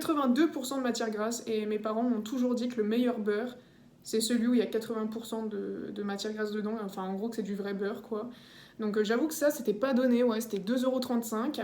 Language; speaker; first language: French; native; French